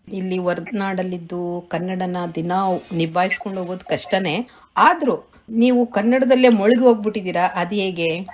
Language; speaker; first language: Kannada; native; Kannada